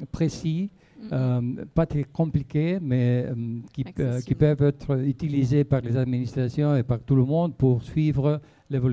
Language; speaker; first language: French; non-native, fluent; Spanish